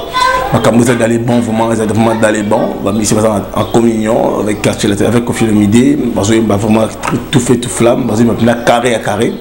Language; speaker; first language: French; non-native, local second language; Lingala